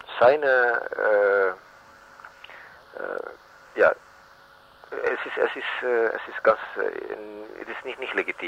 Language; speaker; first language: German; non-native, learner; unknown